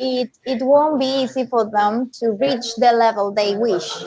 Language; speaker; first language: English; non-native, fluent; Spanish